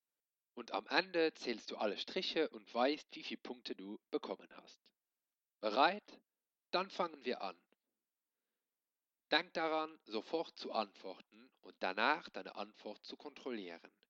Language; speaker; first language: German; non-native, local second language; Luxembourgish